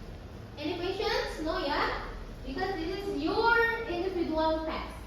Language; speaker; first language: English; non-native, learner; Indonesian